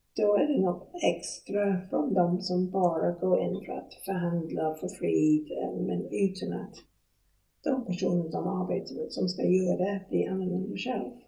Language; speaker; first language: Swedish; non-native, fluent; English